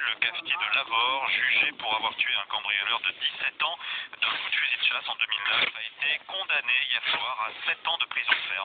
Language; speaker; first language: French; native; French